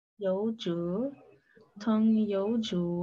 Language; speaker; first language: Chinese; non-native, learner; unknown